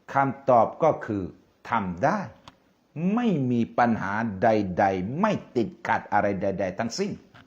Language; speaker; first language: Thai; non-native, local second language; Malay